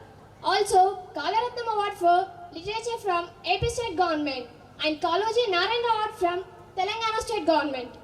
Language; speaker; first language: English; non-native, local second language; Telugu